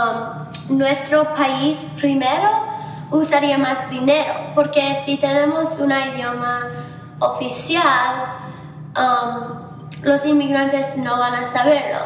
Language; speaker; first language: Spanish; non-native, learner; English